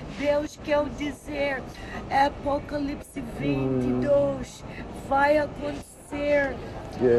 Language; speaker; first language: Portuguese; non-native, learner; English